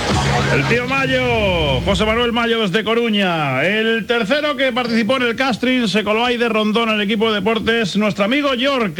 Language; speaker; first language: Spanish; native; Spanish